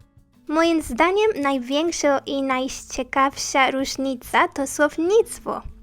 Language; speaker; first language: Polish; non-native, learner; Spanish